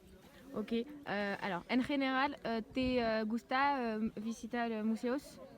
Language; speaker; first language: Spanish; non-native, learner; French